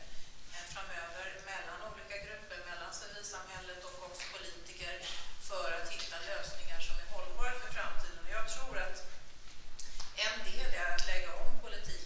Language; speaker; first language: Swedish; native; Swedish